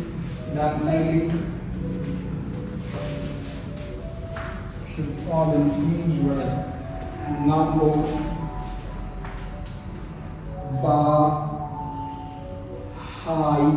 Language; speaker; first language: Vietnamese; non-native, learner; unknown